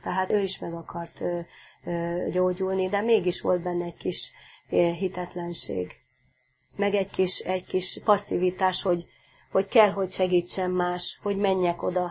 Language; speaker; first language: Hungarian; native; Hungarian